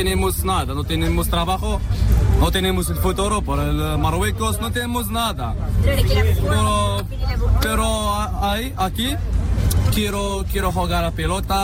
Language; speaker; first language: Spanish; non-native, learner; Arabic